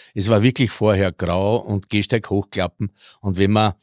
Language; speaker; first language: German; early bilingual, other home language; Croatian